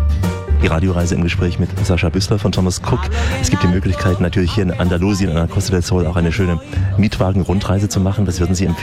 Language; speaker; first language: German; native; German